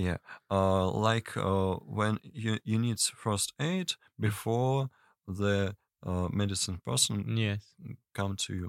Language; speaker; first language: English; non-native, learner; Russian